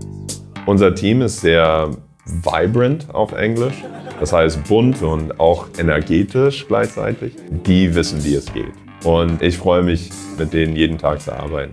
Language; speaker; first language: German; non-native, fluent; English